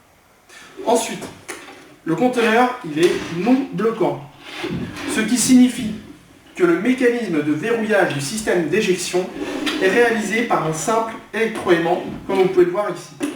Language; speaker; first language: French; native; French